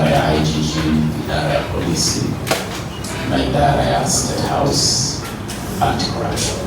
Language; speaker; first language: Swahili; non-native, local second language; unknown